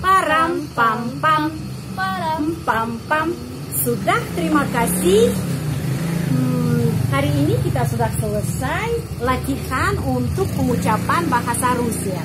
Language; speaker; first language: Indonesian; non-native, fluent; Russian